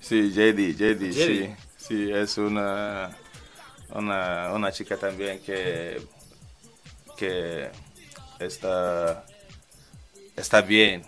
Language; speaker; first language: Spanish; non-native, learner; English